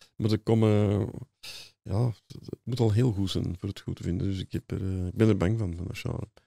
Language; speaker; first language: Dutch; native; Dutch